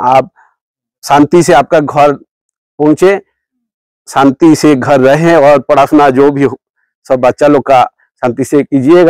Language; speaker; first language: Hindi; non-native, local second language; Bangla